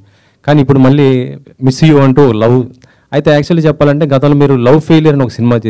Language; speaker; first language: Telugu; native; Telugu